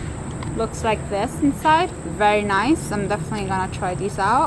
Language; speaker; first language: English; non-native, fluent; Italian